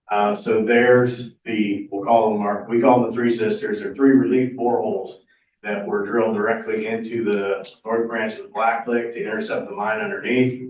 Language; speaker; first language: English; native; English